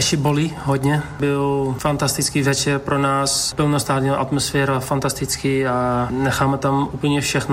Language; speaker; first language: Czech; non-native, learner; Dutch